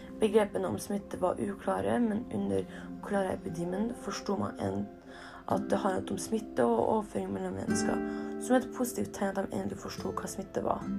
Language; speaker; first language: Norwegian; early bilingual, other home language; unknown